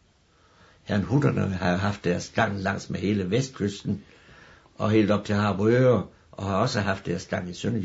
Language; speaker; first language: Danish; native; Danish